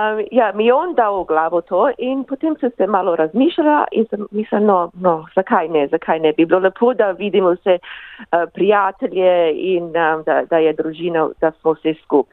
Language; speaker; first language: Slovenian; early bilingual, heritage; English